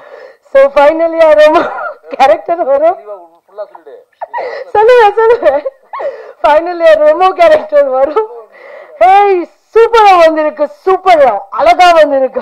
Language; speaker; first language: Tamil; non-native, learner; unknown